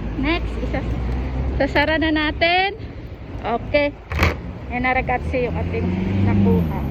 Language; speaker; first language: Filipino; native; Filipino